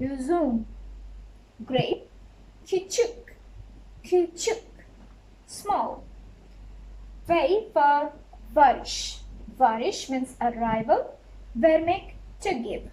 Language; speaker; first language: Turkish; non-native, fluent; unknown